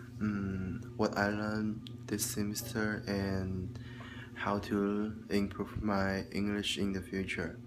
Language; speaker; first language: English; non-native, learner; Chinese